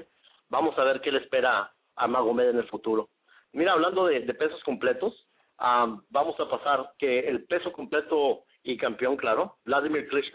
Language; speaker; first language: Spanish; native; Spanish